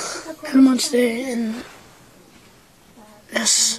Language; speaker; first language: Spanish; non-native, learner; English